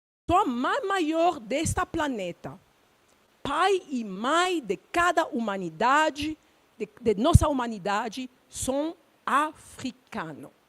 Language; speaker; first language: Portuguese; non-native, learner; Luba-Lulua